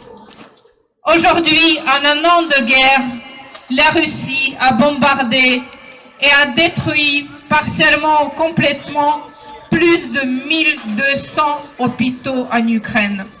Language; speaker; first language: French; non-native, fluent; Ukrainian